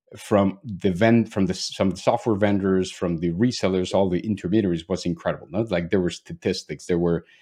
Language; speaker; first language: English; non-native, fluent; Spanish